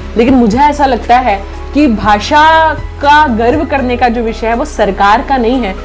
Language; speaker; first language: Hindi; native; Hindi